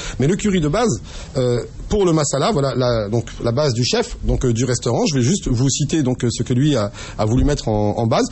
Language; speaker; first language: French; native; French